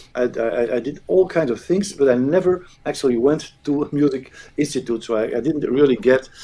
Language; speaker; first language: English; non-native, fluent; Dutch